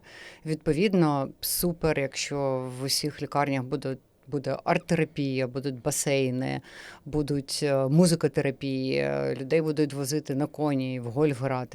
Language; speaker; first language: Ukrainian; native; Ukrainian